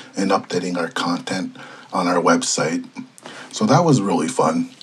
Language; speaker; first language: English; native; English